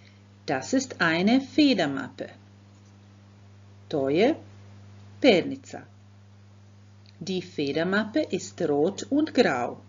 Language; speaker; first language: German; non-native, fluent; Croatian